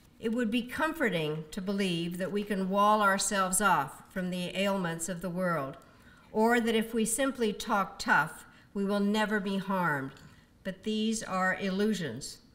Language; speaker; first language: English; early bilingual, other home language; Czech